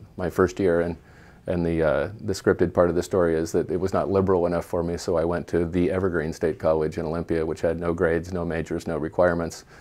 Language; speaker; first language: English; native; English